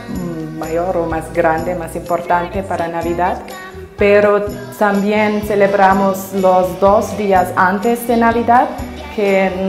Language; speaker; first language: Spanish; non-native, learner; German